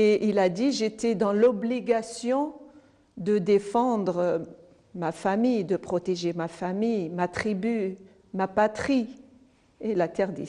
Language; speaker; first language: French; non-native, local second language; Arabic